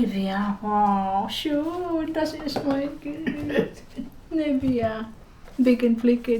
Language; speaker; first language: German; non-native, learner; Cebuano